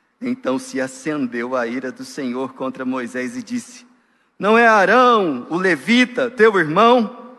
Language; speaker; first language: Portuguese; native; Portuguese